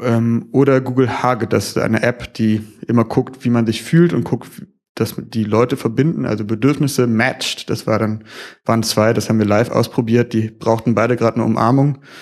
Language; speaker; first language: German; native; German